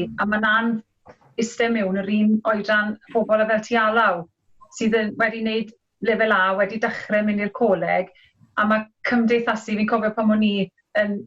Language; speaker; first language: Welsh; native; Welsh